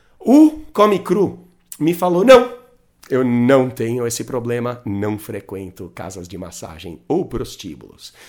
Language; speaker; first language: Portuguese; non-native, fluent; English